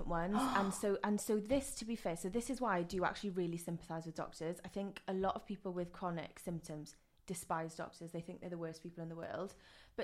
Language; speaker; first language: English; non-native, local second language; Welsh